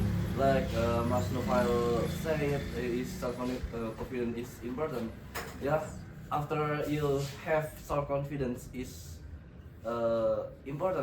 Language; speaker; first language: English; non-native, learner; Indonesian